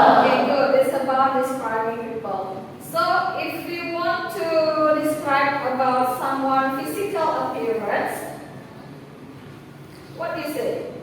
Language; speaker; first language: English; non-native, fluent; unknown